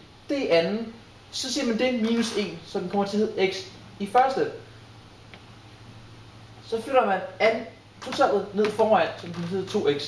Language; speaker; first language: Danish; native; Danish